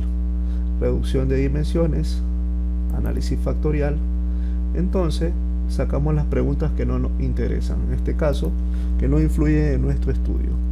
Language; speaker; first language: Spanish; native; Spanish